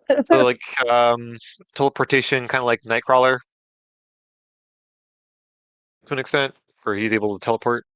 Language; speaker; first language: English; native; English